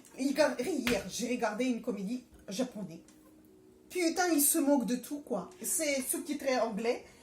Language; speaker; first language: French; non-native, fluent; Russian